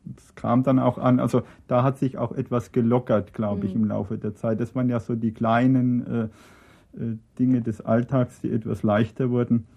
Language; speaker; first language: German; native; German